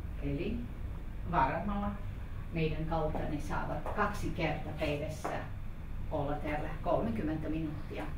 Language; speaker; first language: Finnish; non-native, fluent; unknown